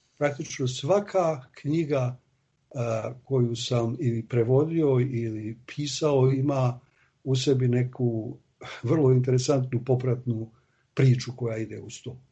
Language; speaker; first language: Serbian; native; Serbian